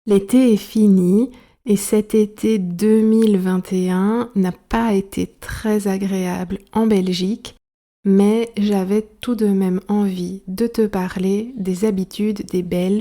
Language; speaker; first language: French; native; French